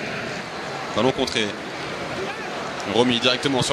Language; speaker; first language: French; native; French